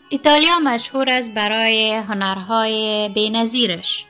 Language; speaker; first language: Persian; native; Persian